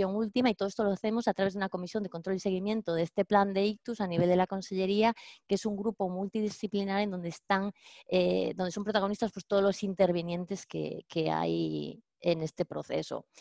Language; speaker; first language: Spanish; native; Spanish